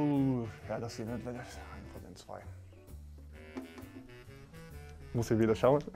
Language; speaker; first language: German; non-native, fluent; Finnish